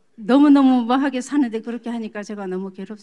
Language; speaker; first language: Korean; native; Korean